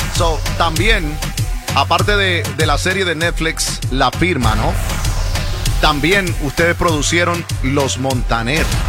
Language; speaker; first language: Spanish; native; Spanish